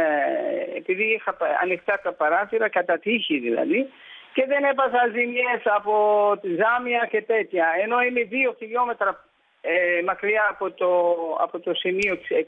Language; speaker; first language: Greek; early bilingual, heritage; Greek